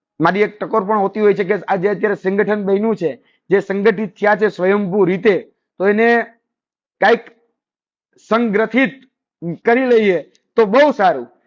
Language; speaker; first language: Gujarati; native; Gujarati